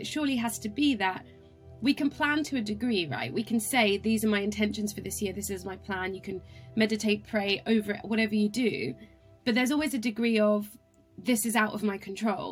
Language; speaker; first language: English; native; English